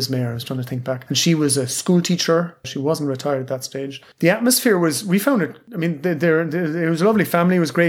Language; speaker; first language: English; native; English